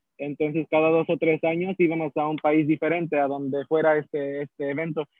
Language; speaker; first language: Spanish; early bilingual, heritage; Spanish